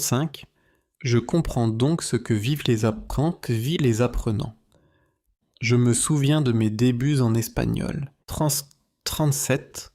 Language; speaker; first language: French; native; French